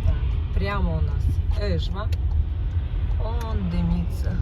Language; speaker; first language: Russian; native; Russian